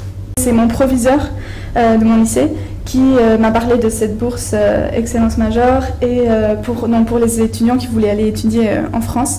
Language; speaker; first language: French; non-native, fluent; Spanish